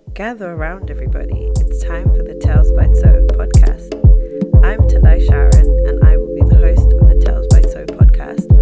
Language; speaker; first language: English; native; English